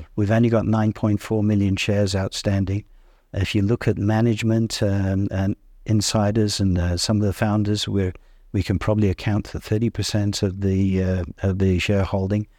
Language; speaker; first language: English; native; English